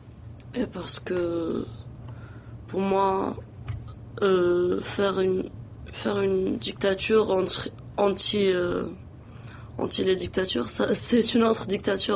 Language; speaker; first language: French; non-native, local second language; Arabic